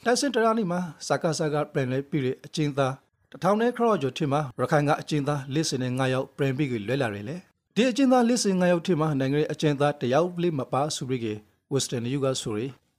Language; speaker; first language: Burmese; native; Burmese